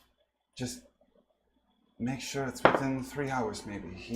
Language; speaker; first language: English; native; English